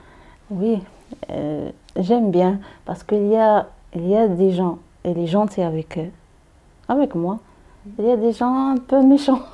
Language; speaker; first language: French; non-native, learner; Arabic